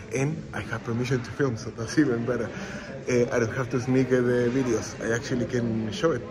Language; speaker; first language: English; non-native, fluent; Spanish